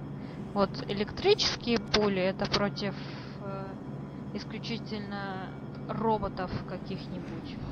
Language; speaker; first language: Russian; native; Russian